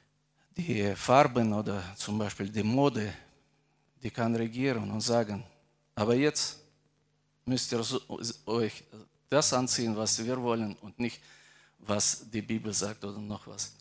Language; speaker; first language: German; non-native, fluent; Russian